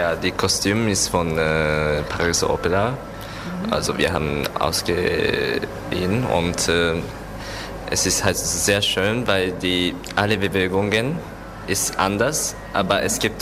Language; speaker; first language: German; non-native, learner; Japanese